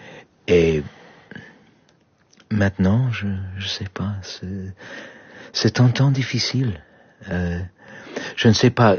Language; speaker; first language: French; non-native, learner; Polish